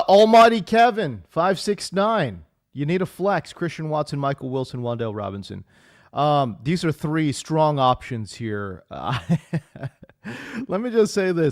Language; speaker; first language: English; native; English